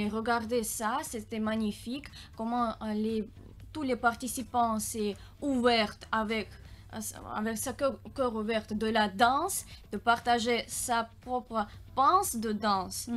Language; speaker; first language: French; non-native, learner; Russian